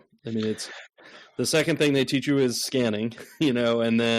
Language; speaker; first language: English; native; English